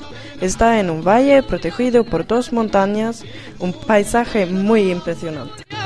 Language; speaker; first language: Spanish; non-native, learner; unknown